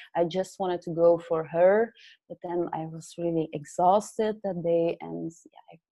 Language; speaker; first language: English; non-native, fluent; Dutch